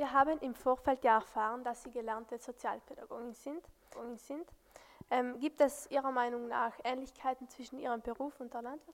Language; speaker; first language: German; native; German